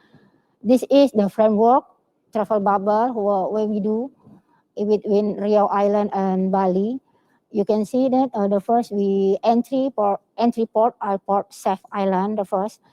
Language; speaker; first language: English; non-native, learner; Indonesian